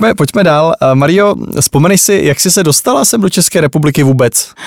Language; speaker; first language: Czech; native; Czech